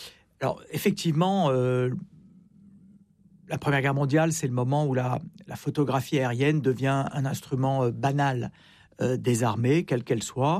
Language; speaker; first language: French; native; French